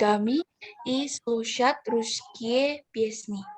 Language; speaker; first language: Russian; non-native, learner; Indonesian